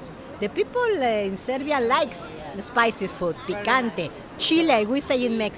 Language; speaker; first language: English; non-native, fluent; Spanish